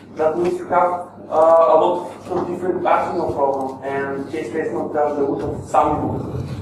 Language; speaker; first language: English; non-native, fluent; Bulgarian